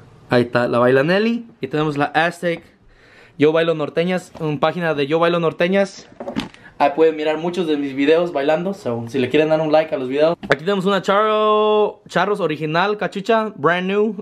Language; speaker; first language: Spanish; early bilingual, heritage; Spanish